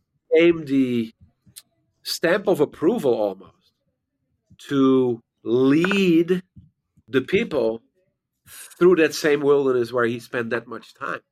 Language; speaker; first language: English; non-native, fluent; Dutch